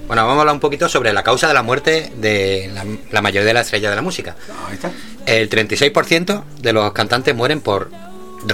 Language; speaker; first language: Spanish; native; Spanish